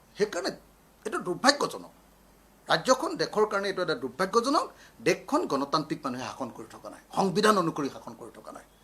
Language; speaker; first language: Assamese; native; Assamese